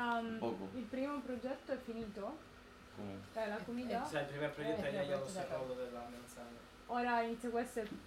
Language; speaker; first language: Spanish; non-native, learner; Italian